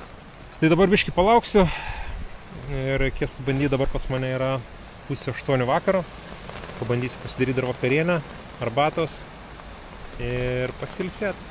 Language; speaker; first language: Lithuanian; native; Lithuanian